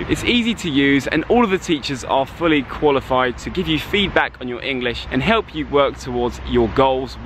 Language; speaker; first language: English; native; English